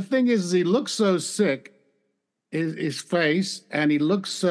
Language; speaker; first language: English; native; English